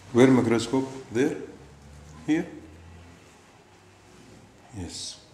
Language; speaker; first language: English; non-native, learner; Arabic